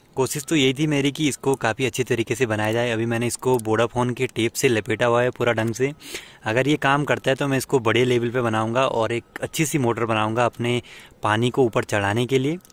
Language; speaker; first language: Hindi; native; Hindi